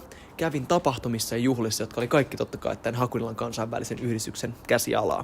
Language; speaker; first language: Finnish; native; Finnish